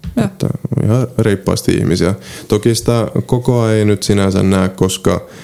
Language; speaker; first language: Finnish; early bilingual, other home language; Polish